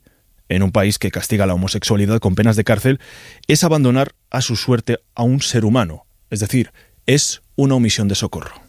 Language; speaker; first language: Spanish; native; Spanish